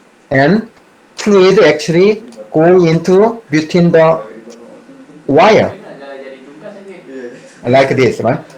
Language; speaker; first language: English; non-native, fluent; Korean